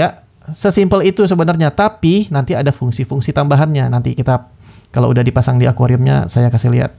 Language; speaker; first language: Indonesian; native; Indonesian